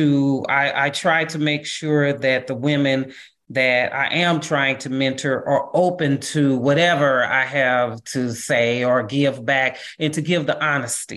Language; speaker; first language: English; native; English